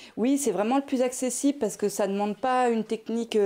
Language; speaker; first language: French; native; French